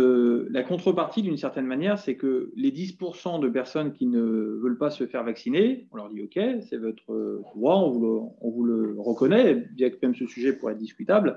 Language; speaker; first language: French; native; French